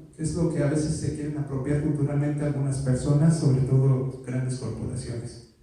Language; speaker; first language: Spanish; native; Spanish